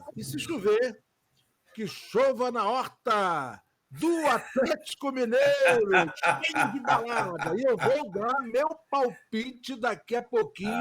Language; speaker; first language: Portuguese; native; Portuguese